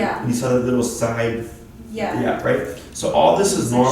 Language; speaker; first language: English; native; English